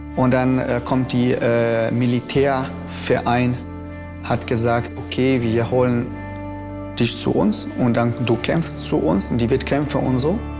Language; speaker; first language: German; non-native, learner; Arabic